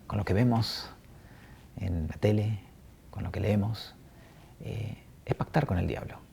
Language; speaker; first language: Spanish; native; Spanish